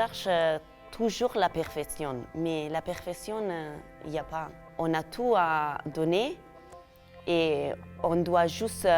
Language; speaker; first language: French; non-native, fluent; Italian